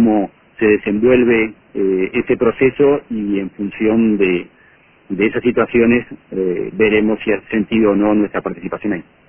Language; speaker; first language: Spanish; native; Spanish